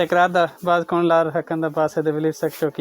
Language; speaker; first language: Turkish; non-native, fluent; Urdu